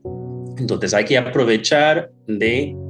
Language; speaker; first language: Spanish; non-native, fluent; English